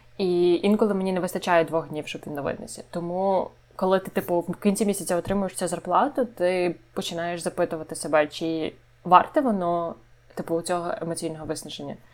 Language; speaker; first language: Ukrainian; native; Ukrainian